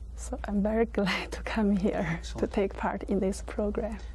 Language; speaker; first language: English; non-native, learner; Chinese